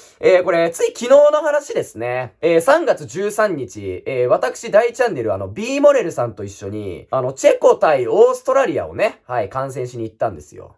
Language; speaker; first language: Japanese; native; Japanese